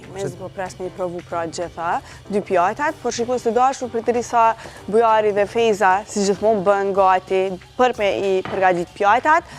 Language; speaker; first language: Albanian; native; Albanian